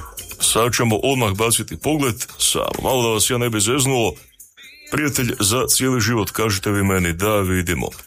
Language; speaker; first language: Serbian; native; Serbian